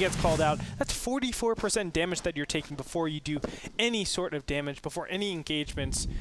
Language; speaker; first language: English; native; English